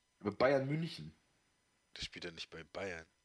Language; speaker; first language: German; native; German